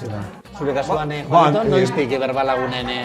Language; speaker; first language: Basque; native; Basque